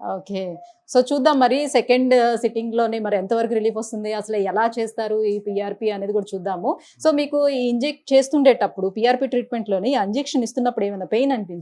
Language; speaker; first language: Telugu; native; Telugu